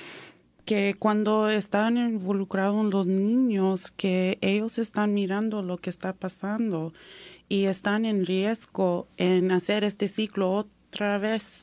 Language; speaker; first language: Spanish; early bilingual, heritage; Spanish